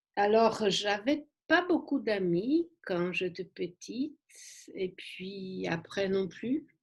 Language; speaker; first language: French; non-native, fluent; Polish